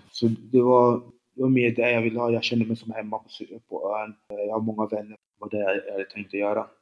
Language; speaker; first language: Swedish; early bilingual, other home language; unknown